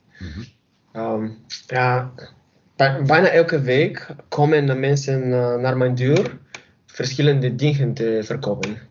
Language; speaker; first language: Dutch; non-native, learner; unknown